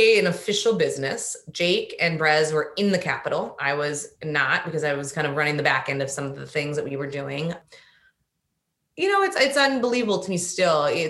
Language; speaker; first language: English; native; English